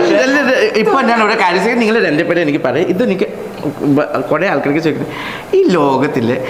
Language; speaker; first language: Malayalam; non-native, learner; Assamese